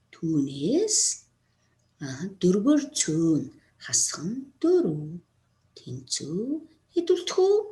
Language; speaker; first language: Mongolian; non-native, local second language; Kazakh